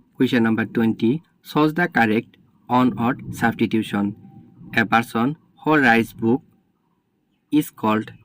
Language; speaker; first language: English; non-native, local second language; Assamese